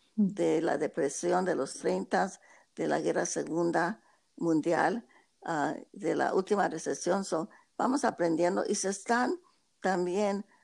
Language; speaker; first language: Spanish; early bilingual, heritage; Spanish